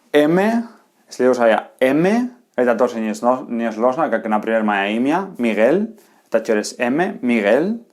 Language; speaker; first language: Russian; non-native, fluent; Spanish